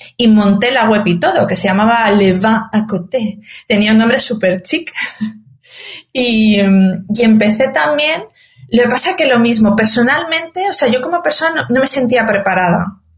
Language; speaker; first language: Spanish; native; Spanish